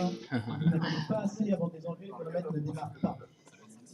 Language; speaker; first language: French; native; French